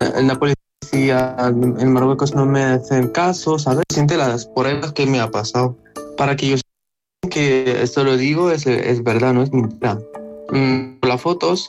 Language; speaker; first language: Spanish; non-native, learner; Arabic